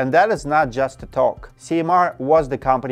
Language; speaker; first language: English; non-native, fluent; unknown